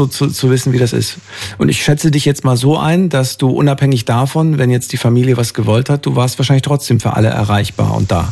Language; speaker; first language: German; native; German